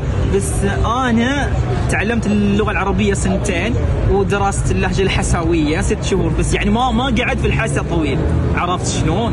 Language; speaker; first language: Arabic; non-native, fluent; Filipino